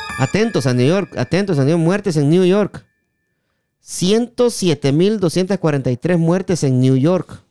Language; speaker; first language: Spanish; native; Spanish